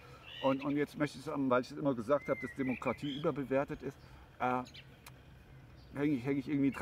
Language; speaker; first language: German; native; German